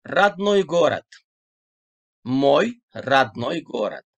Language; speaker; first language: Russian; non-native, fluent; Turkish